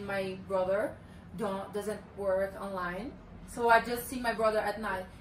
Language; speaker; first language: English; non-native, learner; Portuguese